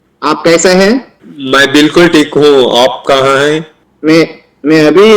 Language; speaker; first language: Hindi; non-native, learner; Telugu